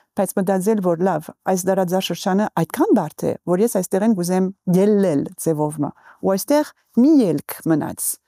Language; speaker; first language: Armenian; early bilingual, heritage; Armenian